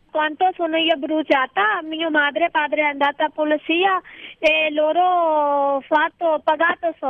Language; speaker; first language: Italian; non-native, learner; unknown